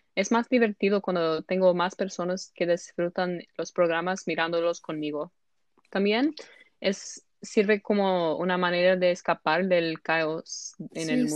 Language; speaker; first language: Spanish; non-native, learner; English